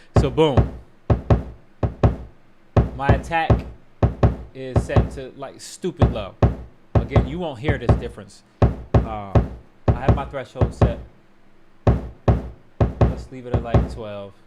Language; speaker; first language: English; native; English